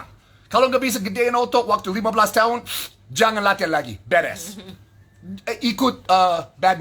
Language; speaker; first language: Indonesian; non-native, fluent; English